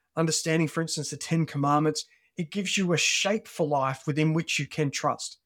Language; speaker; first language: English; native; English